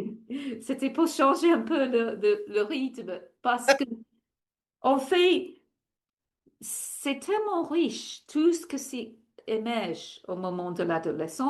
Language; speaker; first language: French; non-native, fluent; English